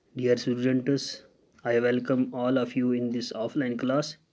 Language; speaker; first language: English; non-native, local second language; Urdu